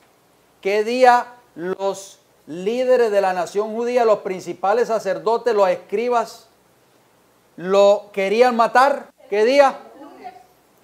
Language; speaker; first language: Spanish; native; Spanish